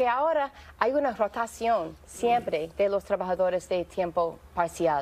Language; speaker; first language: Spanish; non-native, fluent; English